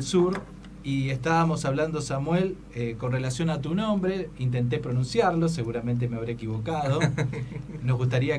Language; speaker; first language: Spanish; native; Spanish